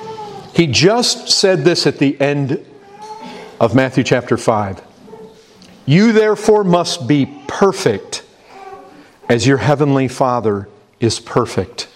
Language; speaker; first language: English; native; English